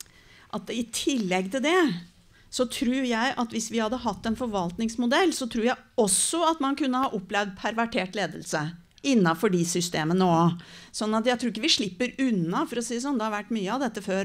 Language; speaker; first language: Norwegian; native; Norwegian